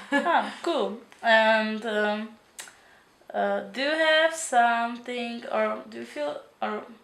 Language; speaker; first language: English; non-native, learner; Czech